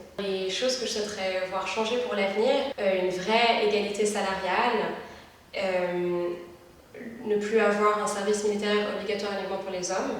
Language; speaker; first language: French; native; French